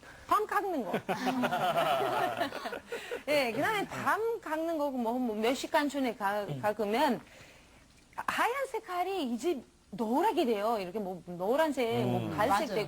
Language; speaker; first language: Korean; non-native, learner; Romanian